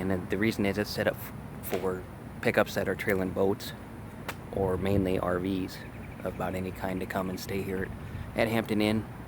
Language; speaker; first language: English; native; English